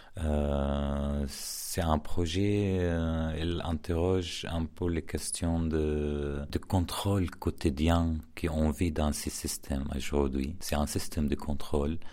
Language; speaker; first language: French; non-native, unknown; Arabic